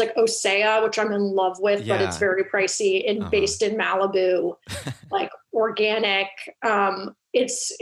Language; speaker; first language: English; native; English